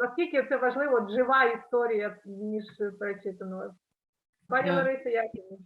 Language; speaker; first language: Ukrainian; native; Ukrainian